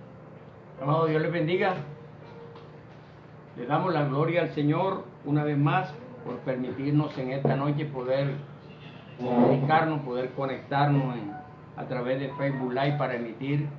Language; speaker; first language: Spanish; native; Spanish